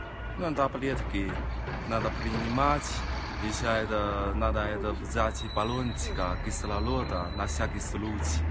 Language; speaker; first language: Russian; non-native, learner; Chinese